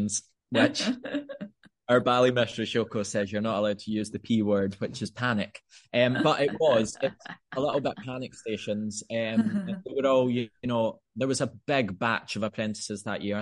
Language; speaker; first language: English; native; English